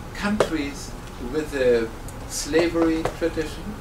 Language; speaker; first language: English; non-native, fluent; German